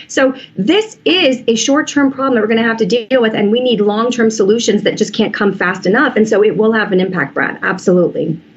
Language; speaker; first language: English; native; English